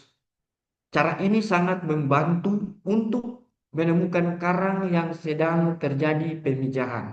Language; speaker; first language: Indonesian; native; Indonesian